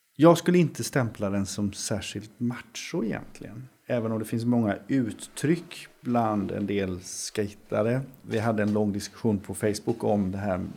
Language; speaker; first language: Swedish; native; Swedish